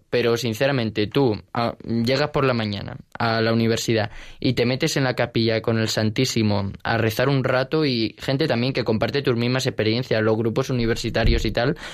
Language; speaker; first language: Spanish; native; Spanish